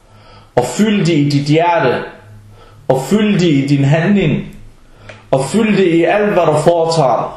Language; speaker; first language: Danish; early bilingual, other home language; Arabic